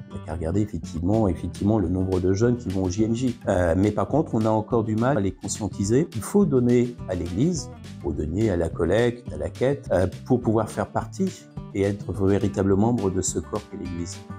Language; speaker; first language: French; native; French